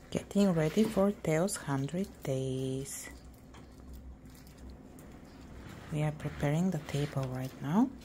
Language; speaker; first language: English; non-native, local second language; Bulgarian